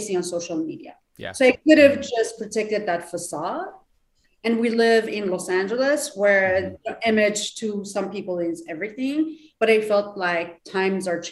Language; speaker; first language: English; non-native, fluent; Persian